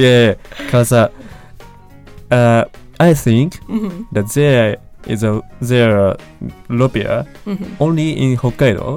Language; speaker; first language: English; non-native, learner; Japanese